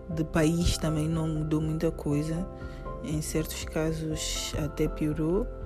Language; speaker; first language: Portuguese; native; Portuguese